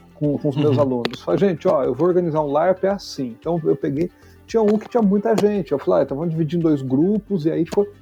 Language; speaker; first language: Portuguese; native; Portuguese